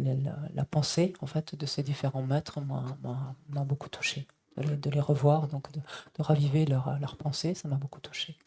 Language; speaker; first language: French; native; French